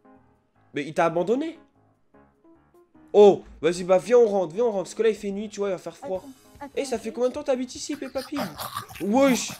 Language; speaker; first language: French; native; French